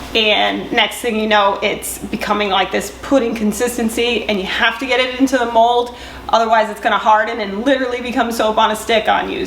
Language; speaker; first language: English; native; English